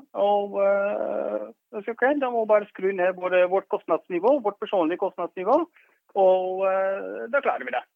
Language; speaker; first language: Norwegian; non-native, fluent; Dutch